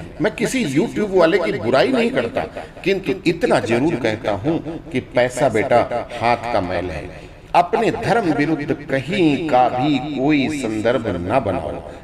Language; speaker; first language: Hindi; native; Hindi